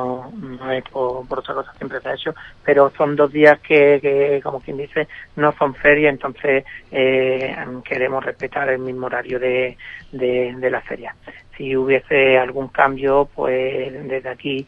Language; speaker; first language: Spanish; native; Spanish